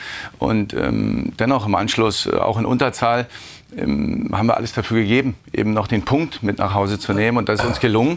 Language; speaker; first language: German; native; German